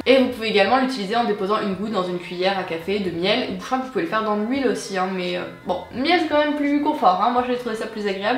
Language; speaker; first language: French; native; French